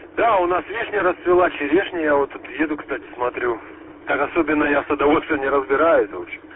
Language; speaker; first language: Russian; native; Russian